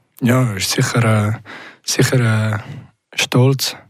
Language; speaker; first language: German; non-native, local second language; French